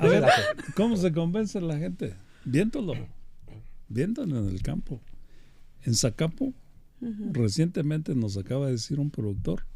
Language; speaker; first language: Spanish; native; Spanish